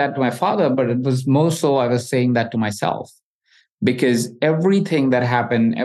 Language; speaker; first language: English; non-native, local second language; Hindi